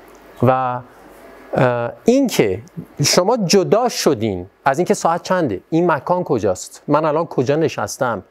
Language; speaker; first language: Persian; native; Persian